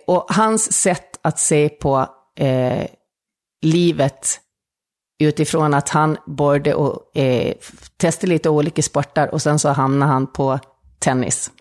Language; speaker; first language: Swedish; native; Swedish